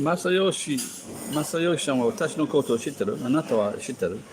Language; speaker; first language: Japanese; non-native, learner; English